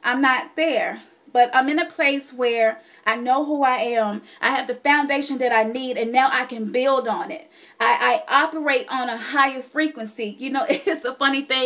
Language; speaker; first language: English; native; English